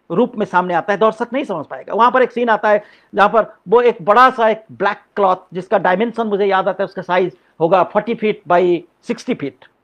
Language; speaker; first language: Hindi; non-native, local second language; Odia